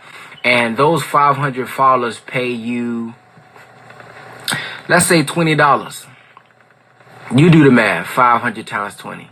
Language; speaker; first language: English; native; English